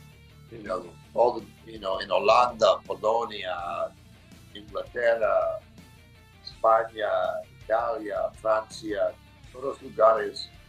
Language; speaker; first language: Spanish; non-native, learner; English